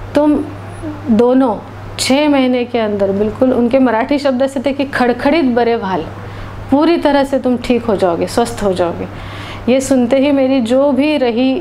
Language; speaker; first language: Hindi; non-native, local second language; Marathi